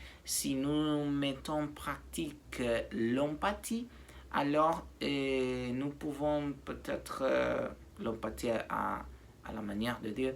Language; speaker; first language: French; non-native, learner; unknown